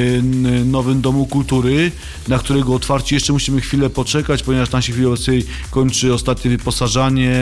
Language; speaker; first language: Polish; native; Polish